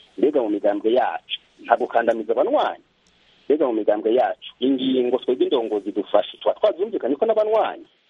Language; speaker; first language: Rundi; native; Rundi